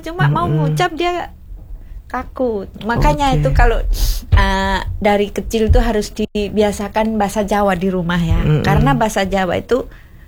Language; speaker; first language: Indonesian; non-native, local second language; Javanese